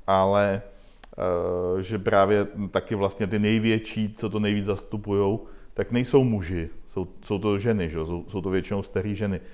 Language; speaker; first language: Czech; native; Czech